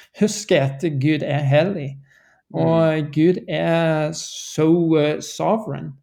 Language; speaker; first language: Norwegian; non-native, learner; English